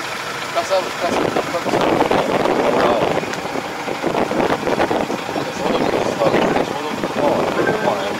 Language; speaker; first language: Japanese; native; Japanese